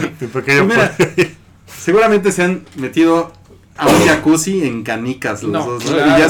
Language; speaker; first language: Spanish; native; Spanish